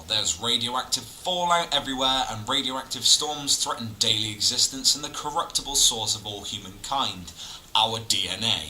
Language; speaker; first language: English; native; English